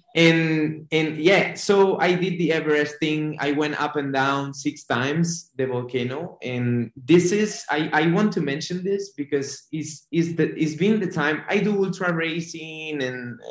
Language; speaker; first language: English; non-native, fluent; Spanish